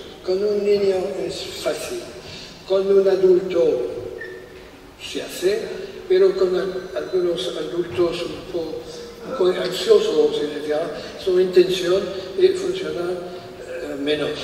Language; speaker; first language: Spanish; non-native, fluent; French